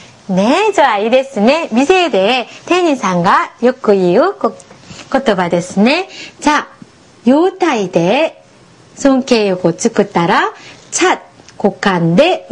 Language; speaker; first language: Japanese; non-native, fluent; Korean